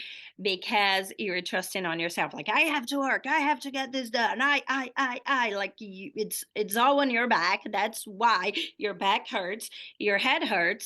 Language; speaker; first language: English; non-native, fluent; Portuguese